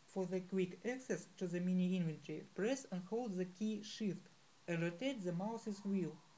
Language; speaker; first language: English; non-native, fluent; Russian